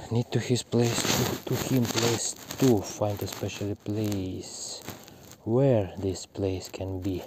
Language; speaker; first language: English; non-native, learner; Russian